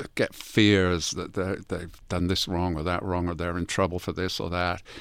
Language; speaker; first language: English; native; English